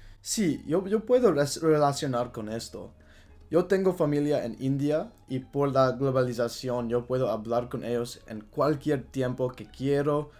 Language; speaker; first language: Spanish; non-native, learner; English